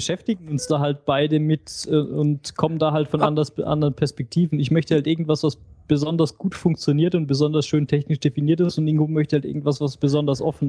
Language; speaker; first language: German; native; German